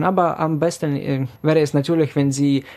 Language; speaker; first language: German; non-native, fluent; Ukrainian